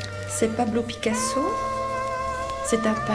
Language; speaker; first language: French; non-native, learner; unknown